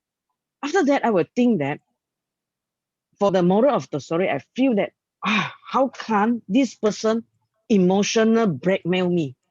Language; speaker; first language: English; non-native, learner; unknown